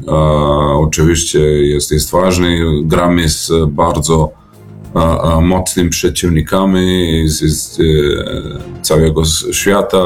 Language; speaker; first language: Polish; non-native, learner; Serbian